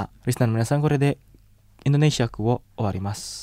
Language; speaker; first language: Japanese; non-native, fluent; Indonesian